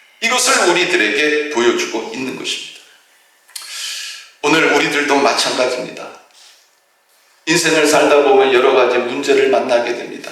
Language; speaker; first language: Korean; native; Korean